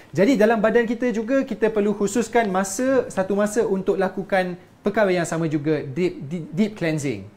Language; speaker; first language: Malay; native; Malay